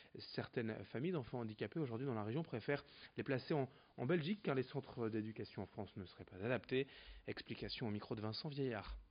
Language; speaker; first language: French; native; French